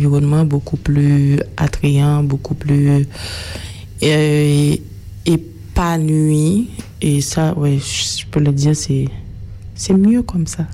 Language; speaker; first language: French; non-native, local second language; Haitian Creole